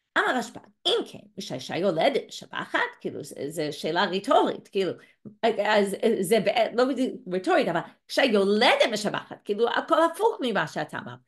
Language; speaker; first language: Hebrew; non-native, fluent; English